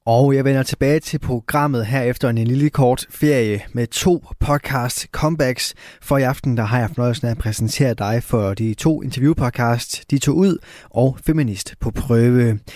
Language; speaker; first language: Danish; native; Danish